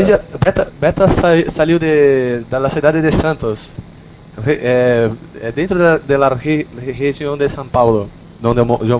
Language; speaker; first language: Portuguese; non-native, learner; Spanish